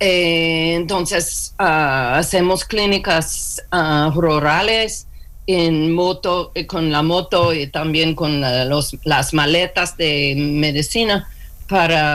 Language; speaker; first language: Spanish; non-native, learner; English